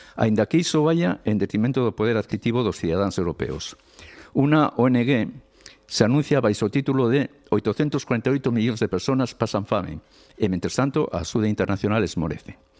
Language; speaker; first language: Galician; non-native, local second language; Spanish